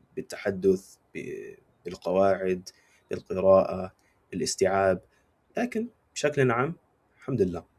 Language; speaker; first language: Arabic; non-native, fluent; English